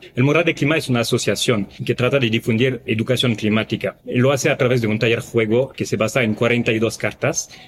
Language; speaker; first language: Spanish; non-native, fluent; French